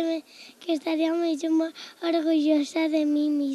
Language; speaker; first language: Spanish; non-native, local second language; Catalan